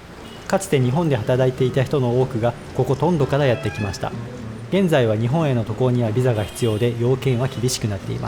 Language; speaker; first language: Japanese; native; Japanese